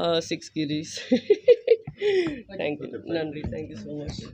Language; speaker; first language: Tamil; non-native, fluent; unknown